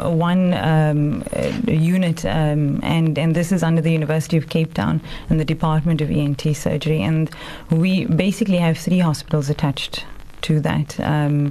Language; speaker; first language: English; native; English